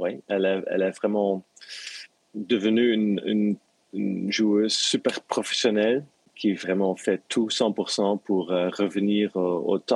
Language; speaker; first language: French; non-native, local second language; Dutch